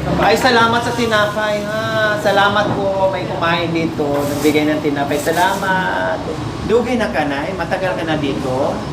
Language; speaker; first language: Filipino; non-native, local second language; Cebuano